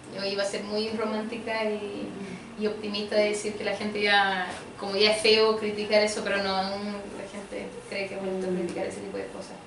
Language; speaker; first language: Spanish; early bilingual, other home language; Portuguese